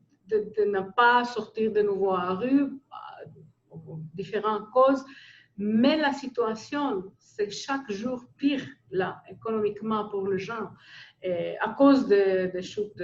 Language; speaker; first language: French; non-native, fluent; Greek